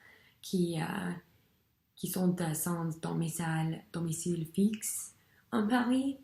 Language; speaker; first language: French; non-native, learner; English